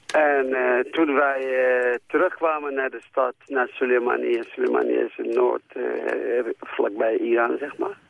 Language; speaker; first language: Dutch; non-native, fluent; Central Kurdish